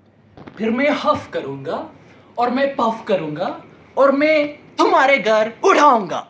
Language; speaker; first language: Hindi; non-native, learner; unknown